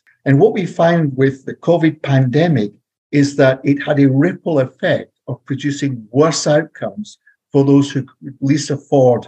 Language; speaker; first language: English; native; English